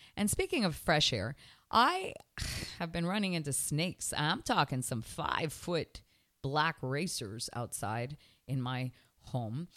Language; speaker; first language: English; early bilingual, other home language; Spanish